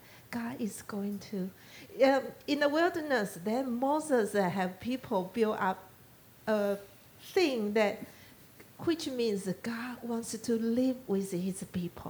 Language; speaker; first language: English; non-native, learner; Chinese